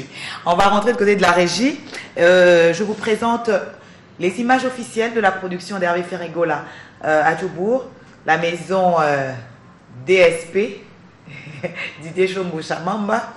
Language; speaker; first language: French; non-native, local second language; Lingala